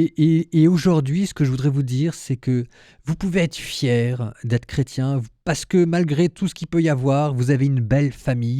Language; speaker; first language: French; native; French